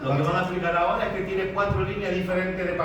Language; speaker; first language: Spanish; native; Spanish